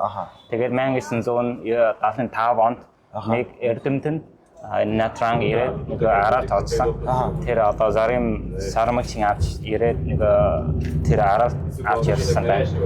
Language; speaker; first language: Mongolian; non-native, learner; Vietnamese